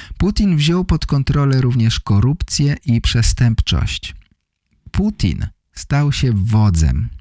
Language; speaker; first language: Polish; native; Polish